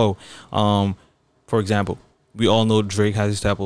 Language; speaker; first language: English; non-native, local second language; French